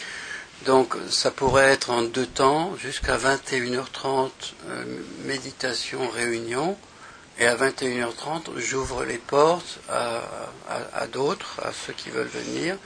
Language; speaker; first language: French; native; French